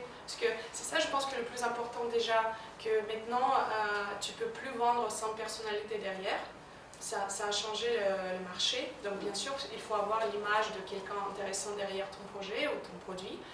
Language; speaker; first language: French; non-native, fluent; Russian